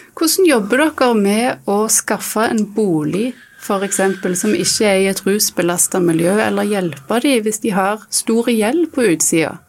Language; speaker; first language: Norwegian; native; Norwegian